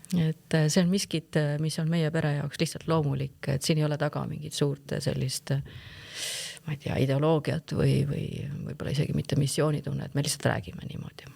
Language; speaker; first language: Estonian; native; Estonian